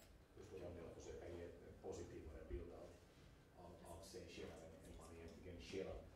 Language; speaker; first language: Swedish; non-native, local second language; Finnish